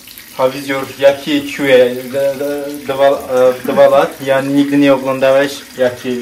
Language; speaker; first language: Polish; non-native, learner; Turkish